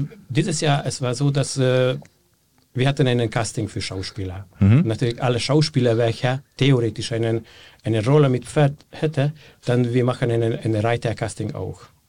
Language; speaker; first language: German; non-native, fluent; Hungarian